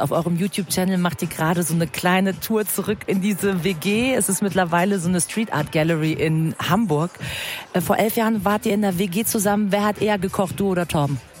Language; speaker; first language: German; early bilingual, other home language; Persian